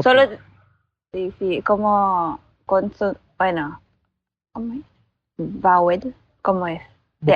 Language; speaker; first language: Spanish; non-native, learner; Filipino